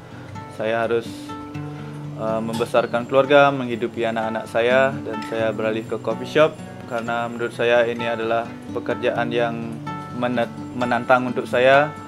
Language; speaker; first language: Indonesian; non-native, local second language; Balinese